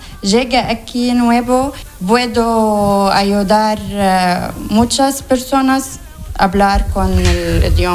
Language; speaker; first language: Spanish; non-native, learner; Arabic